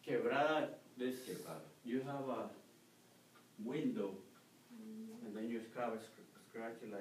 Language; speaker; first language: English; non-native, learner; Spanish